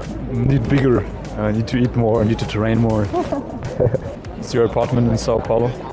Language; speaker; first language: English; non-native, fluent; German